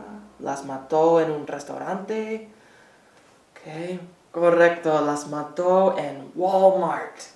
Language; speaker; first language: Spanish; non-native, fluent; English